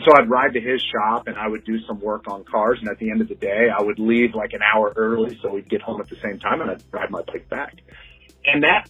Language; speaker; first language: English; native; English